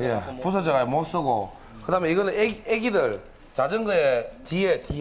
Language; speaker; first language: Korean; native; Korean